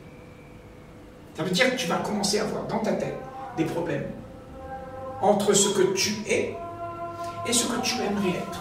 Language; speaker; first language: French; native; French